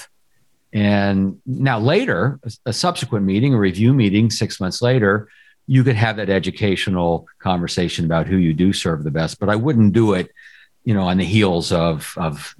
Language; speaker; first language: English; native; English